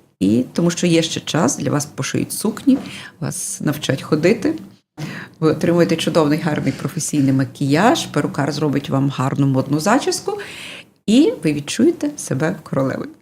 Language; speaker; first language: Ukrainian; native; Ukrainian